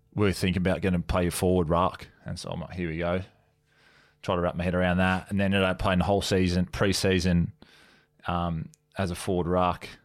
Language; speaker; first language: English; native; English